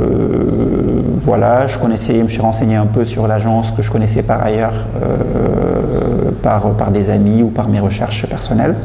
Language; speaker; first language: French; non-native, local second language; Wolof